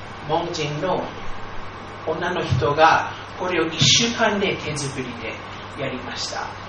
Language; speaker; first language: Japanese; non-native, fluent; English